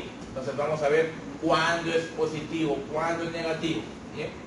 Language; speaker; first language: Spanish; native; Spanish